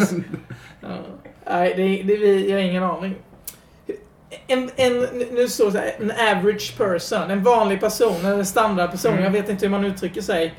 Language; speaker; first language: Swedish; native; Swedish